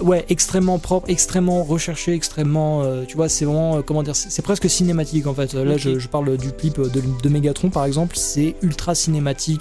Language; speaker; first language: French; native; French